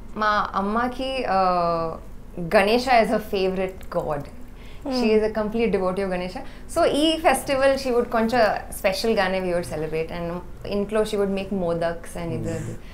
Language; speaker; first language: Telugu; non-native, learner; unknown